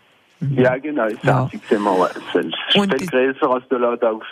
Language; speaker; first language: German; non-native, local second language; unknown